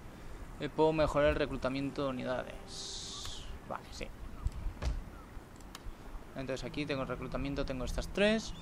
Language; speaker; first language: Spanish; native; Spanish